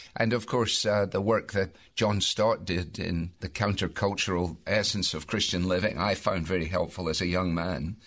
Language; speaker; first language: English; native; English